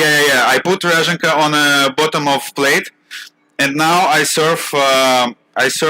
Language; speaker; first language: English; non-native, learner; Russian